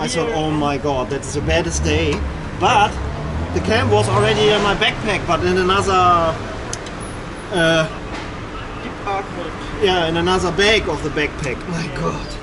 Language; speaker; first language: English; non-native, learner; German